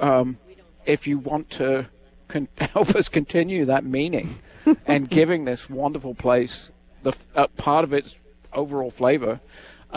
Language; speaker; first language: English; native; English